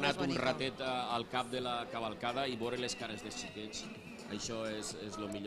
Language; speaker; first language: Catalan; native; Catalan